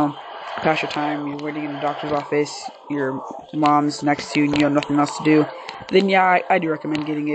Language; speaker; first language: English; native; English